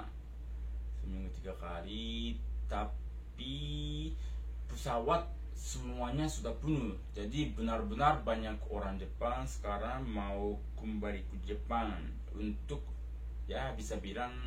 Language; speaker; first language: Indonesian; non-native, fluent; Japanese